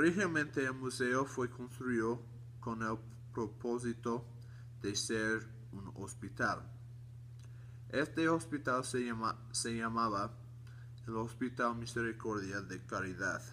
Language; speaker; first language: Spanish; non-native, learner; English